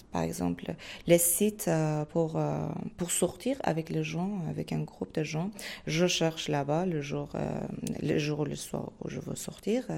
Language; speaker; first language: French; non-native, fluent; Persian